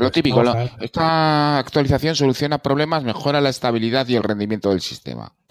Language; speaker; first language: Spanish; native; Spanish